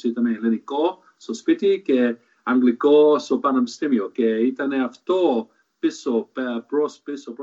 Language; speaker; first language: Greek; early bilingual, heritage; Greek